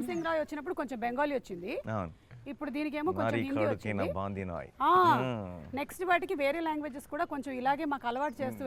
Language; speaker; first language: Telugu; native; Telugu